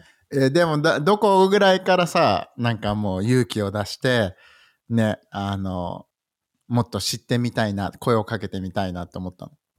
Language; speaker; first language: Japanese; native; Japanese